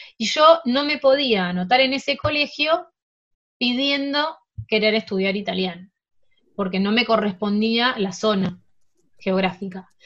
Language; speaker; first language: Spanish; early bilingual, heritage; Spanish